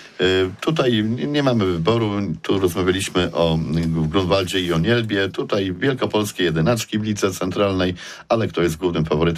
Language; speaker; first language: Polish; native; Polish